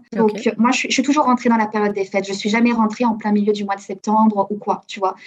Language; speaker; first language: French; native; French